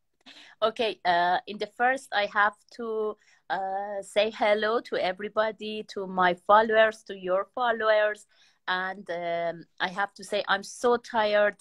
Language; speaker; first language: English; non-native, learner; Persian